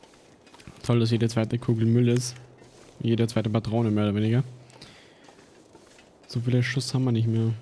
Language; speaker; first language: German; native; German